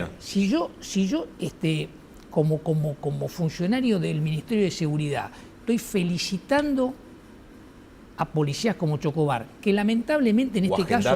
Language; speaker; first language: Spanish; native; Spanish